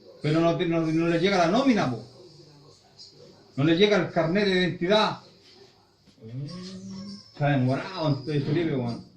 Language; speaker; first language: Spanish; native; Spanish